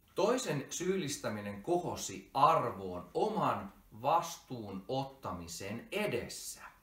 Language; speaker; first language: Finnish; native; Finnish